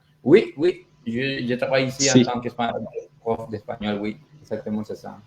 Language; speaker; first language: French; non-native, fluent; Spanish